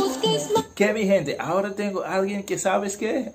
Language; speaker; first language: Spanish; non-native, learner; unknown